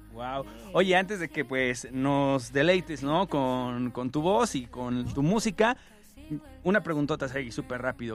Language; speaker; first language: Spanish; native; Spanish